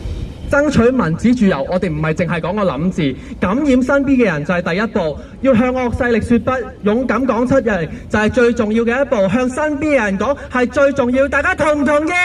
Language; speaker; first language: Cantonese; native; Cantonese